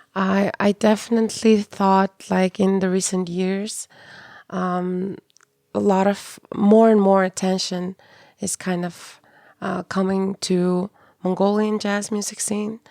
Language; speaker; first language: English; non-native, fluent; Mongolian